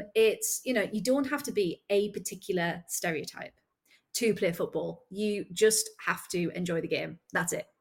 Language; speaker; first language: English; native; English